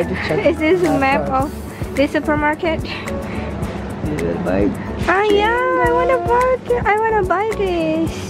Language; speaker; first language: English; non-native, learner; Indonesian